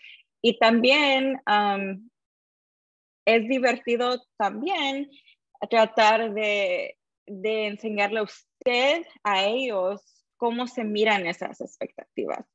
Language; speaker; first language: Spanish; early bilingual, heritage; Spanish